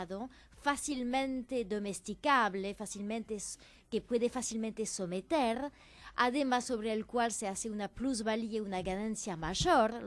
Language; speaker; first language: Spanish; non-native, fluent; French